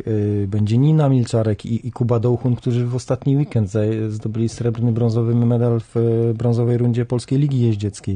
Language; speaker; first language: Polish; native; Polish